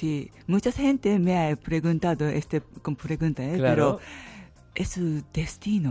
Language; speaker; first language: Spanish; non-native, learner; Japanese